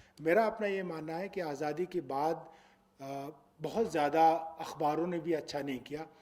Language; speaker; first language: Urdu; native; Urdu